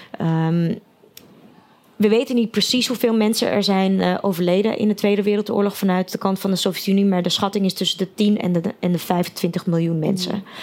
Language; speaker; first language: Dutch; early bilingual, other home language; Russian